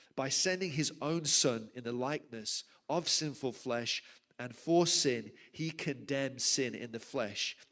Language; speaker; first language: English; native; English